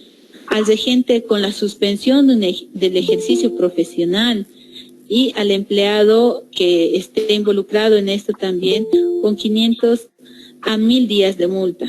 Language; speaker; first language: Spanish; native; Spanish